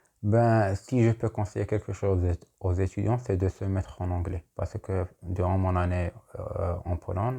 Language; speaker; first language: French; non-native, local second language; Arabic